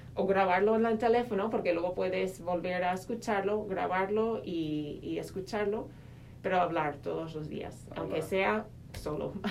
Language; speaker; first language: Spanish; non-native, fluent; English